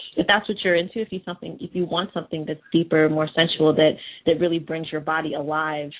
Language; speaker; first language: English; native; English